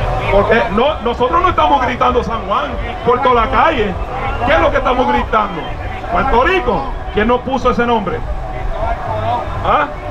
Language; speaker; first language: Spanish; early bilingual, other home language; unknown